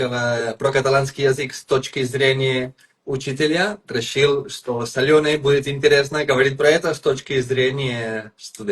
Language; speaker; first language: Russian; non-native, fluent; Catalan